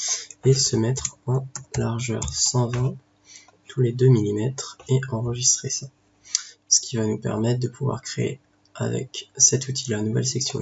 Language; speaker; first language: French; native; French